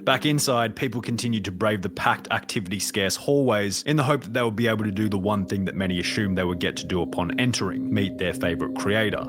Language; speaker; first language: English; native; English